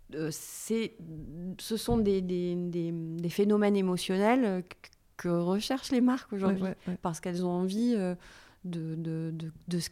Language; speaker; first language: French; native; French